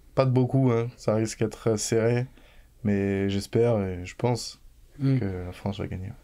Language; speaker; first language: French; native; French